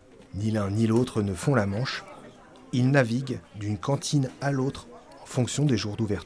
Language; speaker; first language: French; native; French